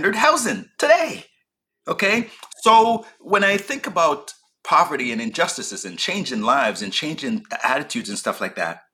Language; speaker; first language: English; native; English